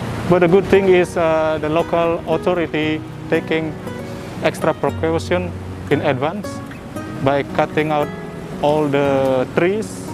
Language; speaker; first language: English; non-native, fluent; Indonesian